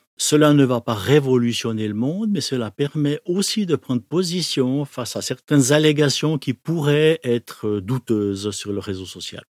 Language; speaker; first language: French; native; French